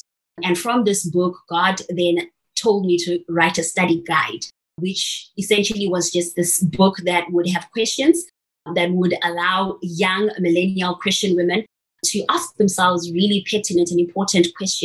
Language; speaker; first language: English; non-native, local second language; Shona